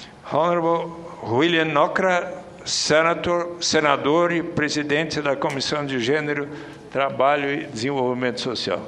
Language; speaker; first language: Portuguese; native; Portuguese